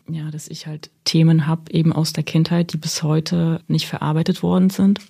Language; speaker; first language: German; early bilingual, other home language; Russian